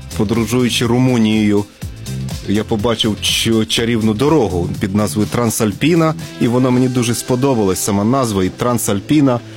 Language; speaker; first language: Ukrainian; native; Ukrainian